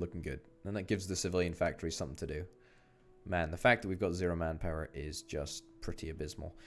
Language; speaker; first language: English; native; English